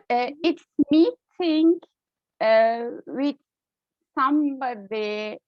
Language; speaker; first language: English; non-native, learner; Turkish